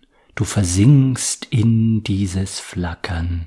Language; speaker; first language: German; native; German